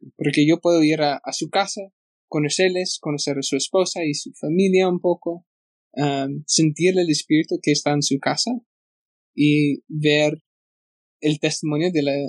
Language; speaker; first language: Spanish; non-native, fluent; English